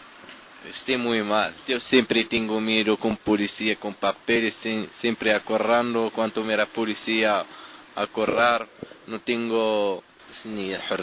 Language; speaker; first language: Spanish; non-native, learner; Arabic